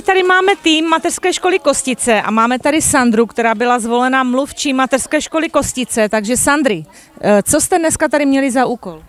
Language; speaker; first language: Czech; native; Czech